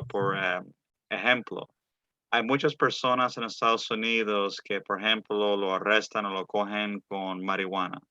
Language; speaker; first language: Spanish; early bilingual, heritage; Spanish